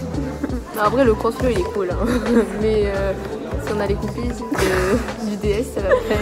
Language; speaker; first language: French; native; French